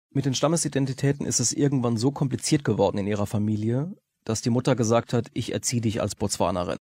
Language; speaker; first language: German; native; German